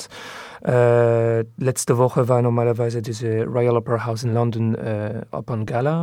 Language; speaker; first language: German; non-native, learner; French